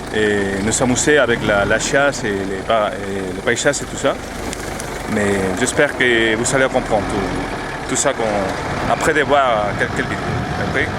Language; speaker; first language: French; non-native, fluent; Spanish